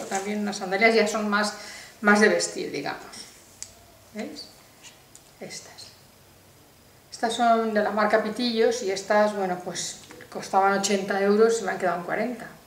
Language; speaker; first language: Spanish; native; Spanish